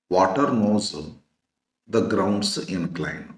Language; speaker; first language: English; non-native, local second language; Kannada